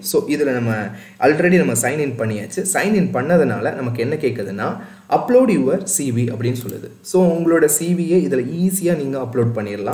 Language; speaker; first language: Tamil; native; Tamil